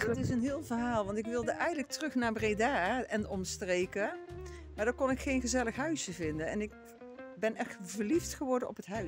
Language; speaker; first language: Dutch; native; Dutch